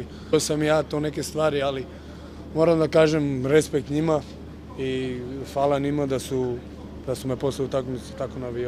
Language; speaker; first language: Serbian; early bilingual, heritage; German